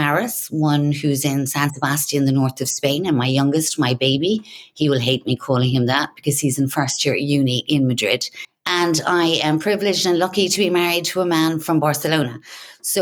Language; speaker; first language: English; native; English